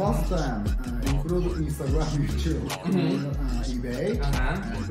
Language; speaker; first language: English; non-native, learner; Japanese